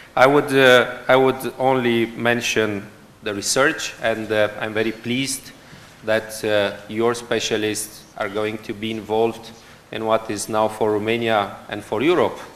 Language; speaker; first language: English; non-native, fluent; Romanian